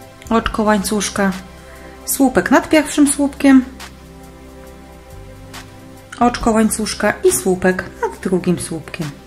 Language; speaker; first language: Polish; native; Polish